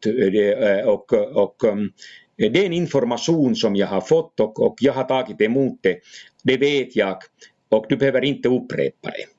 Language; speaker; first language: Swedish; non-native, fluent; Finnish